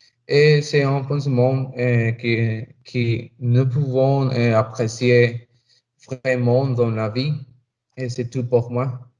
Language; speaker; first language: French; non-native, learner; Spanish